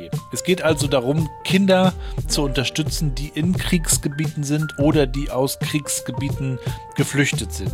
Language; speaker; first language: German; native; German